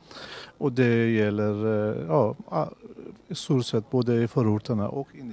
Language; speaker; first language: Swedish; non-native, fluent; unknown